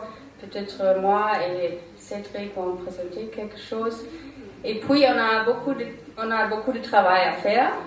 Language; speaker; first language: French; non-native, learner; German